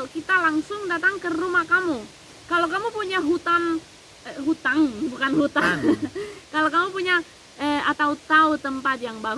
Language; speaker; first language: Indonesian; non-native, fluent; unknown